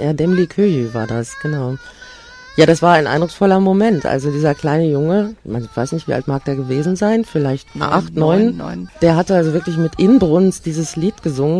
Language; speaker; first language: German; native; German